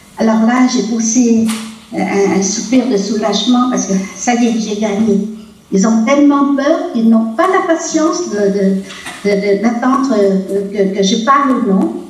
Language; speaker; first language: French; non-native, local second language; Vietnamese